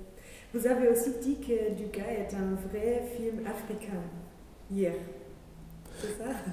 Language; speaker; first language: French; non-native, fluent; German